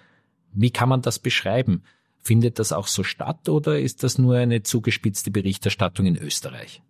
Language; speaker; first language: German; native; German